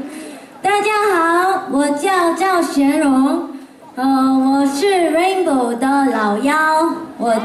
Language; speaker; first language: Chinese; non-native, learner; Korean